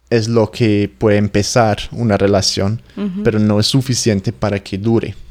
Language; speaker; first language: Spanish; non-native, fluent; English